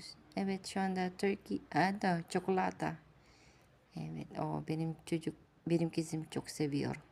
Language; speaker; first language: Turkish; non-native, learner; Filipino